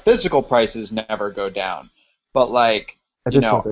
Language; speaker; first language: English; native; English